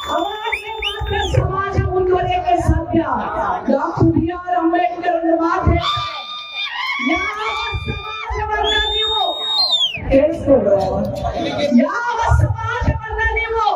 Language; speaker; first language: Kannada; native; Kannada